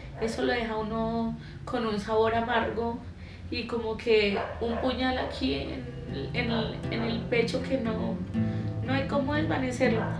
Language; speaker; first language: Spanish; native; Spanish